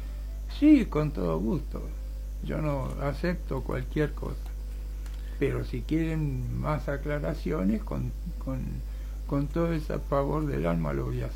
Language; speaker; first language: Spanish; native; Spanish